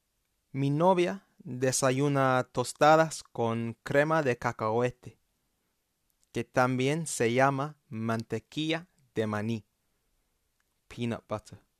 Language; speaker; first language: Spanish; non-native, fluent; English